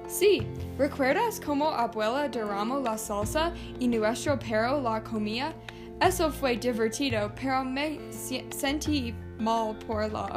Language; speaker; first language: Spanish; non-native, learner; English